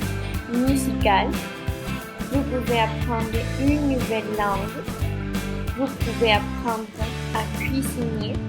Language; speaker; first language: French; non-native, learner; Spanish